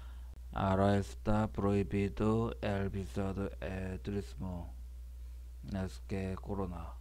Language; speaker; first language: Spanish; non-native, learner; Korean